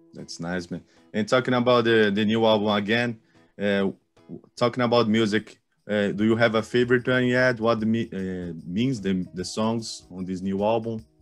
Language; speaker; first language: English; non-native, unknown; Portuguese